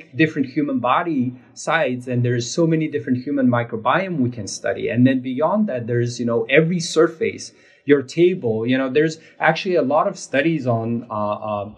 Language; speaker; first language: English; non-native, fluent; Mongolian